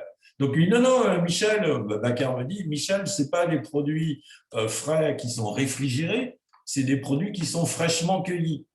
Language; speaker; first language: French; native; French